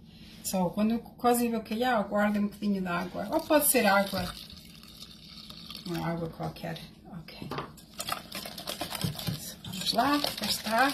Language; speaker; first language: Portuguese; early bilingual, heritage; Portuguese